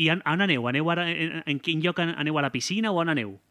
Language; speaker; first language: Catalan; native; Catalan